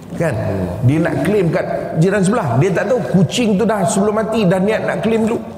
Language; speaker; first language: Malay; native; Malay